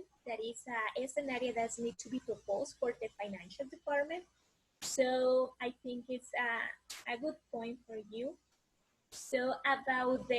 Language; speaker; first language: English; non-native, learner; Spanish